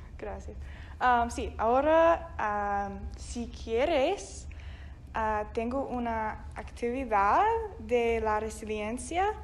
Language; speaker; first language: Spanish; non-native, fluent; English